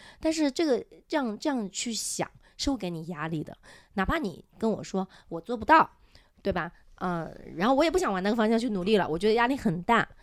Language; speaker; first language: Chinese; non-native, local second language; Min Nan Chinese